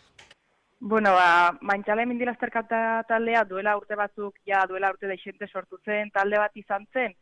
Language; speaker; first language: Basque; native; Basque